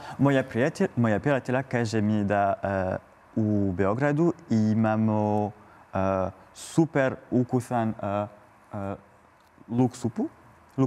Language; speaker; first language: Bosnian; non-native, learner; French